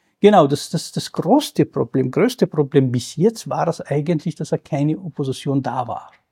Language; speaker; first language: German; non-native, fluent; Kurdish